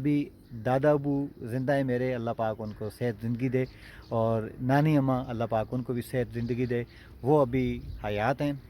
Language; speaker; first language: Urdu; non-native, local second language; Punjabi